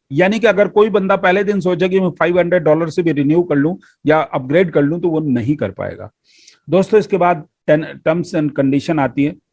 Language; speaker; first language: Hindi; native; Hindi